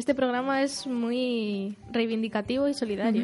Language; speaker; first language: Spanish; native; Spanish